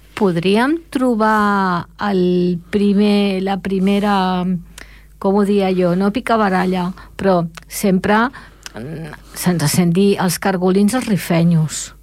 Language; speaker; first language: Catalan; native; Catalan